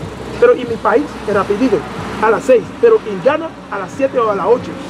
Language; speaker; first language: Spanish; non-native, learner; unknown